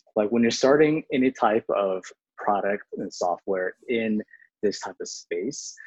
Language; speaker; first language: English; early bilingual, other home language; Chinese